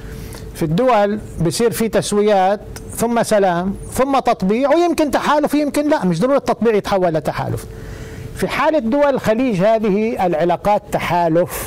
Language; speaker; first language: Arabic; native; Arabic